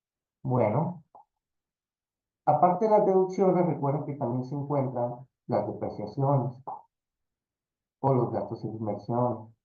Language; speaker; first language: Spanish; native; Spanish